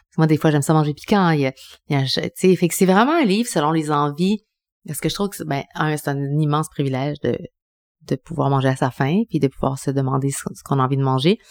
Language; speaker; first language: French; early bilingual, other home language; Spanish